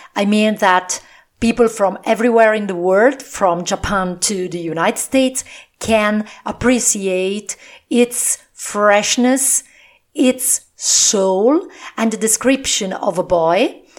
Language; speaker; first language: English; non-native, fluent; Italian